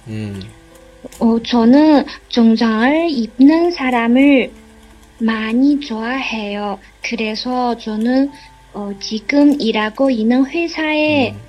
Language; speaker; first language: Korean; non-native, learner; Chinese